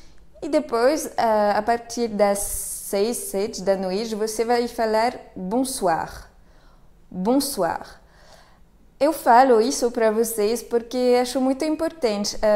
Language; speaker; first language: Portuguese; non-native, fluent; French